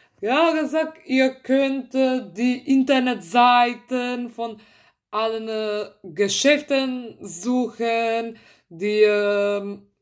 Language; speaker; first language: German; early bilingual, other home language; Macedonian